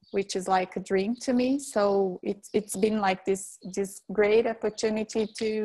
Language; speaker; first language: English; non-native, fluent; Portuguese